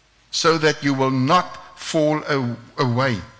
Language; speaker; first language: English; non-native, local second language; Afrikaans